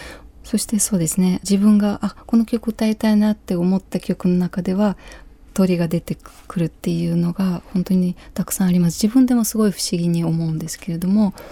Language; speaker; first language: Japanese; non-native, fluent; Ukrainian